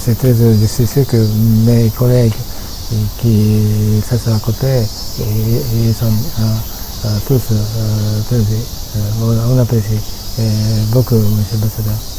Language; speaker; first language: French; non-native, fluent; Japanese